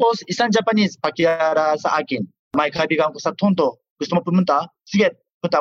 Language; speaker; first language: Filipino; non-native, learner; Japanese